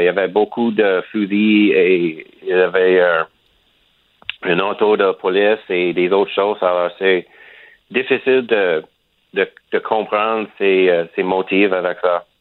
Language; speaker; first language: French; non-native, learner; English